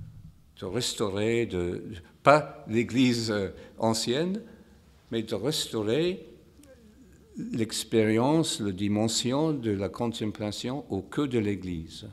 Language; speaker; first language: French; non-native, fluent; English